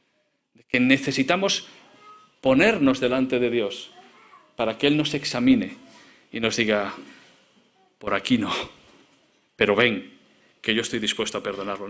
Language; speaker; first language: Spanish; native; Spanish